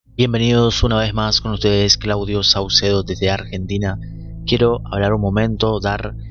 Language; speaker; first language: Spanish; native; Spanish